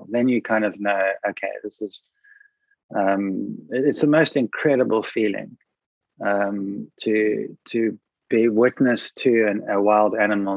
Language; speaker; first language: English; native; English